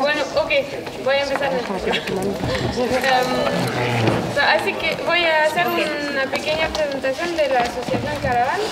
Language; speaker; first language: Spanish; non-native, learner; French